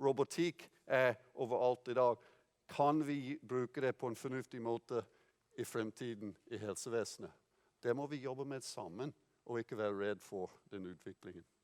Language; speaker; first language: Norwegian; non-native, fluent; English